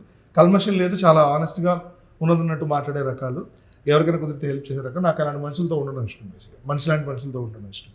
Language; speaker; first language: Telugu; native; Telugu